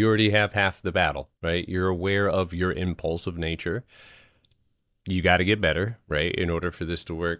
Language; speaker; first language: English; native; English